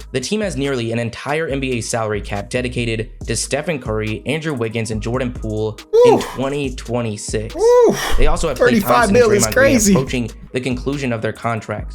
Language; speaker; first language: English; native; English